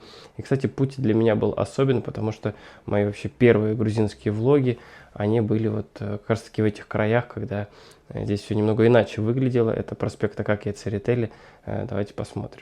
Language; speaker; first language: Russian; native; Russian